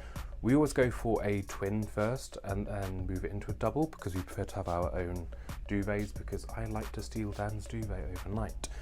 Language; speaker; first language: English; native; English